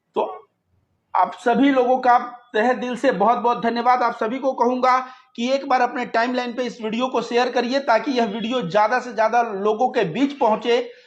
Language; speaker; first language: Hindi; native; Hindi